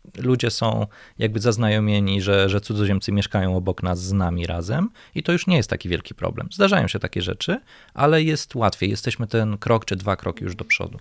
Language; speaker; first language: Polish; native; Polish